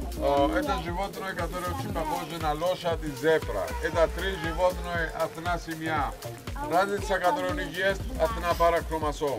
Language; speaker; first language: Russian; non-native, learner; Greek